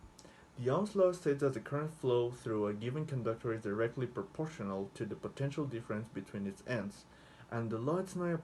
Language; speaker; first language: English; non-native, fluent; Spanish